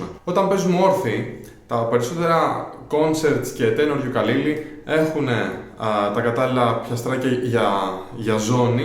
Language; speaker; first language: Greek; native; Greek